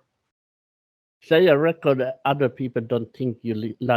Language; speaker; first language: English; non-native, learner; Swedish